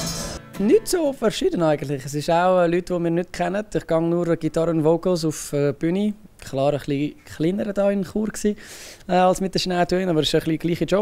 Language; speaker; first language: German; non-native, local second language; French